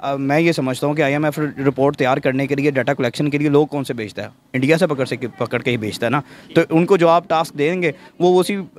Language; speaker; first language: Urdu; native; Urdu